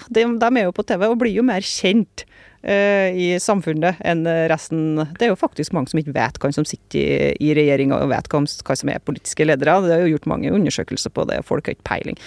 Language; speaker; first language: Norwegian; native; Norwegian